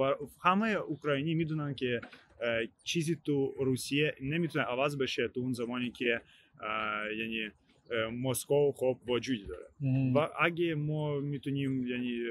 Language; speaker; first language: Persian; non-native, learner; Ukrainian